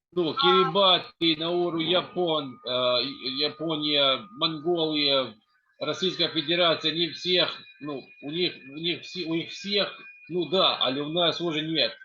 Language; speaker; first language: Russian; non-native, learner; Serbian